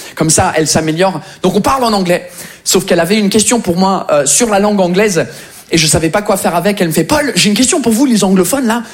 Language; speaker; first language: French; non-native, fluent; English